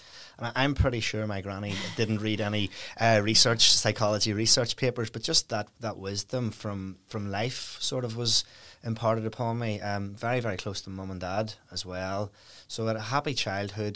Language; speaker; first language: English; native; English